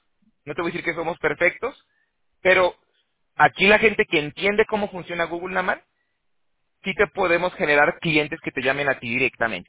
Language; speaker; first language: Spanish; native; Spanish